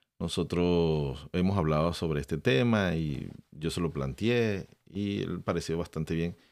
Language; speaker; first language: Spanish; native; Spanish